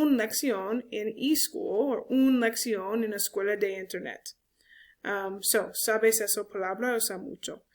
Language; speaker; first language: Spanish; non-native, learner; English